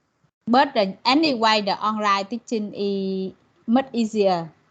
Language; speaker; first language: English; non-native, learner; Vietnamese